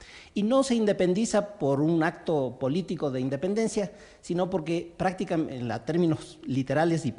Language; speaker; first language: Spanish; native; Spanish